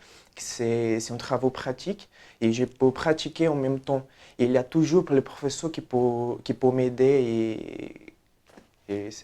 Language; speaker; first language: French; non-native, fluent; Portuguese